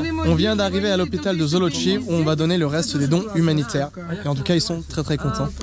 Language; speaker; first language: French; native; French